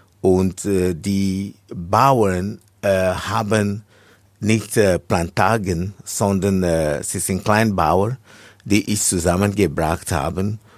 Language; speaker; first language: German; non-native, fluent; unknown